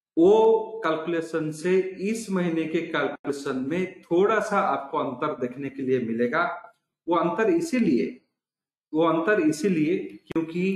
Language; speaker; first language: Hindi; non-native, local second language; Odia